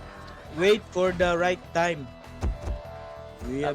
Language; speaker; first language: English; non-native, local second language; Filipino